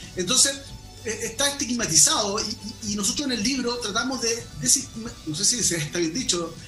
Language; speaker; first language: Spanish; native; Spanish